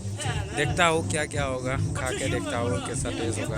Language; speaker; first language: Hindi; non-native, local second language; Assamese